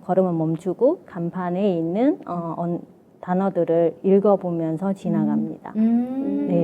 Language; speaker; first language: Korean; non-native, fluent; Vietnamese